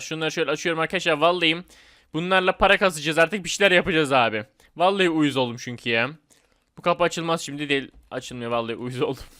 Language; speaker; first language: Turkish; native; Turkish